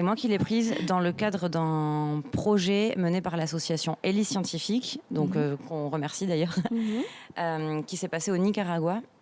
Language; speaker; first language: French; native; French